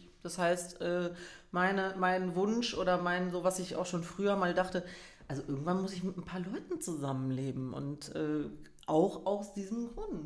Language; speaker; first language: German; native; German